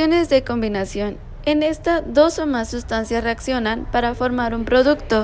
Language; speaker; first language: Spanish; native; Spanish